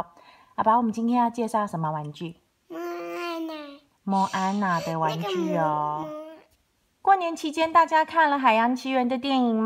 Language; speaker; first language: Chinese; native; Chinese